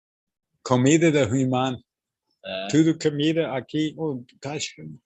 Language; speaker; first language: Portuguese; non-native, learner; English